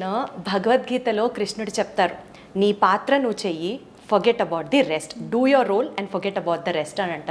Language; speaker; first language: Telugu; native; Telugu